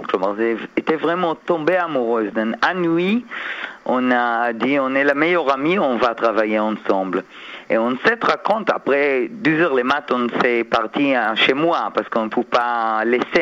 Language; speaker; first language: French; non-native, learner; Hebrew